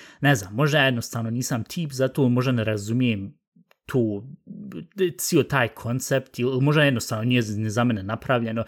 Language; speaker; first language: Bosnian; early bilingual, heritage; Bosnian